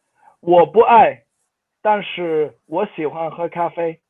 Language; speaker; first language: Chinese; non-native, fluent; Swedish